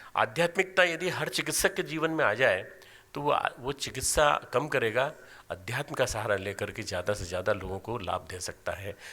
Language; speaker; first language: Hindi; native; Hindi